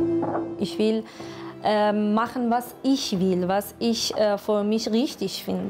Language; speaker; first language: German; non-native, learner; Persian